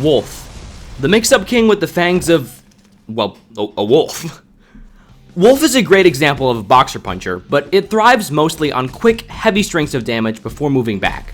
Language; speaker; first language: English; native; English